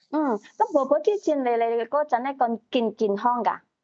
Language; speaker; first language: Cantonese; native; Cantonese